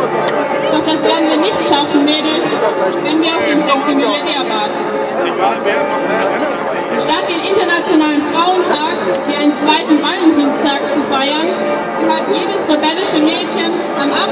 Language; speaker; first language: German; native; German